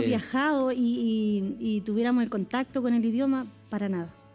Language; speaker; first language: Spanish; native; Spanish